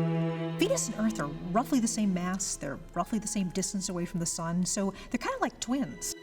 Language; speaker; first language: English; native; English